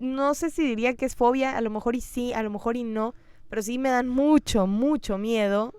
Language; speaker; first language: Spanish; native; Spanish